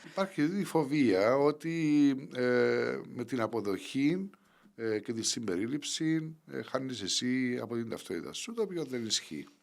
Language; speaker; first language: Greek; native; Greek